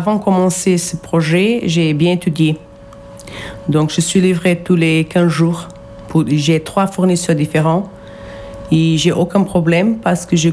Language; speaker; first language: French; non-native, fluent; Portuguese